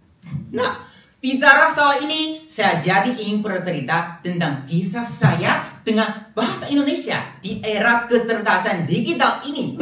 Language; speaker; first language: Indonesian; non-native, fluent; Chinese